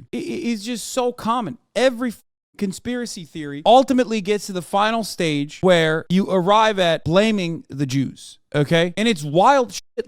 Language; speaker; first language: English; native; English